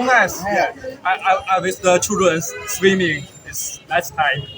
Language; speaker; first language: English; non-native, learner; Chinese